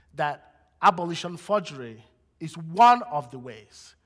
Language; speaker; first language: English; non-native, local second language; Igbo